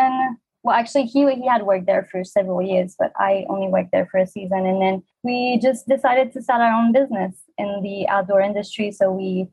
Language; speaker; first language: English; non-native, fluent; French